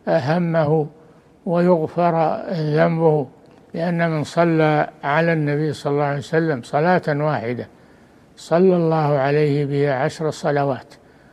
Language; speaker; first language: Arabic; native; Arabic